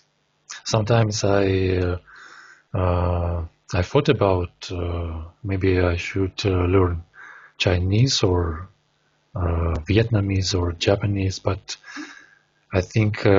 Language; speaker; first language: English; non-native, learner; Russian